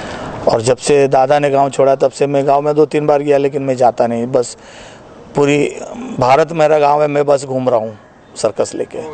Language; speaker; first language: Hindi; native; Hindi